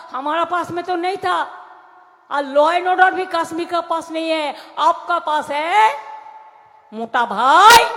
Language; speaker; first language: Hindi; non-native, local second language; Bangla